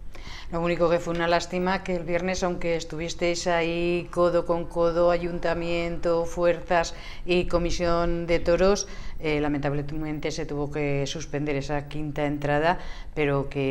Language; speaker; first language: Spanish; native; Spanish